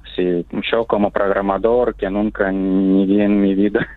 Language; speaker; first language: Spanish; non-native, fluent; Ukrainian